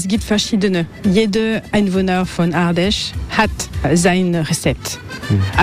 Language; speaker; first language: German; non-native, learner; French